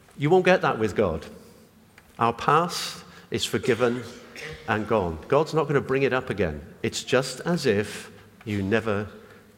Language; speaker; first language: English; native; English